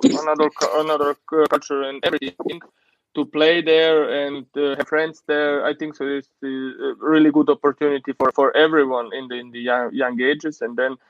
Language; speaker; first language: English; non-native, learner; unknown